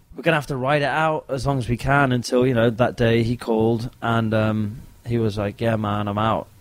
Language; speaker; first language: English; native; English